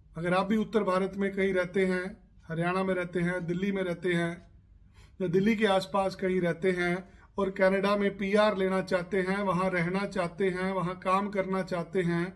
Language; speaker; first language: Hindi; non-native, local second language; Punjabi